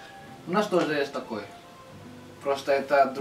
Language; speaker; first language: Russian; non-native, learner; Indonesian